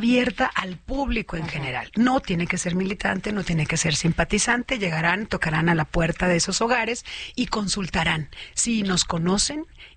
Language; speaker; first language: Spanish; native; Spanish